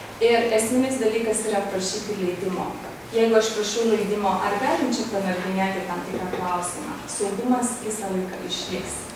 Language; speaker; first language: Lithuanian; non-native, fluent; Hungarian